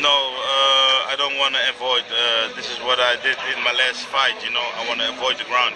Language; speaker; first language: English; non-native, fluent; Dutch